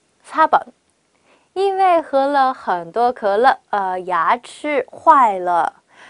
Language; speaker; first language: Chinese; non-native, fluent; Korean